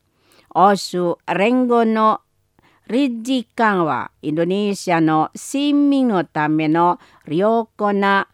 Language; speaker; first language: Japanese; non-native, learner; Indonesian